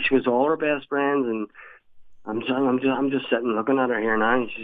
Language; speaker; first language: English; native; English